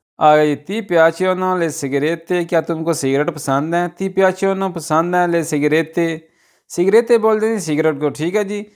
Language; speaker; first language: Urdu; non-native, local second language; Punjabi